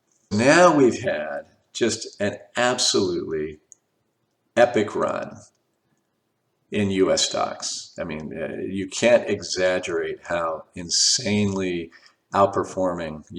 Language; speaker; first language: English; native; English